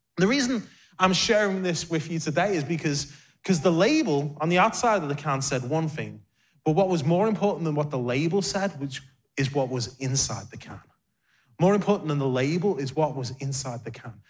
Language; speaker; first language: English; native; English